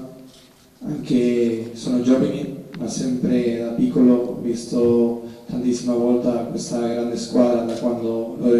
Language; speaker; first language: Italian; non-native, learner; Spanish